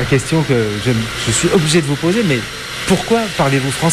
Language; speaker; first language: French; native; French